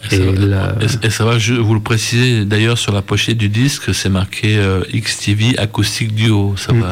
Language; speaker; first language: French; native; French